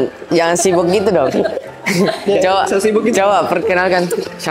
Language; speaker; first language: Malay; early bilingual, heritage; Malay